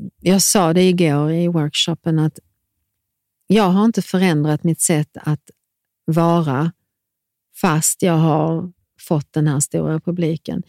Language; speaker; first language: Swedish; early bilingual, other home language; Serbian